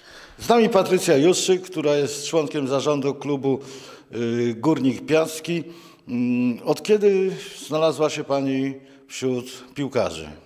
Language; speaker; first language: Polish; native; Polish